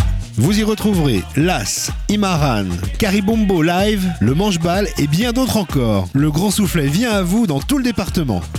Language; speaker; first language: French; native; French